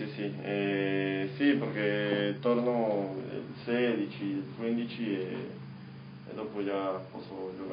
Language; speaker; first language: Italian; non-native, learner; Spanish